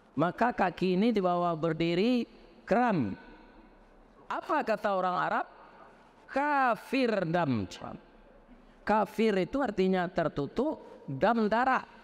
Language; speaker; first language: Indonesian; non-native, local second language; Minangkabau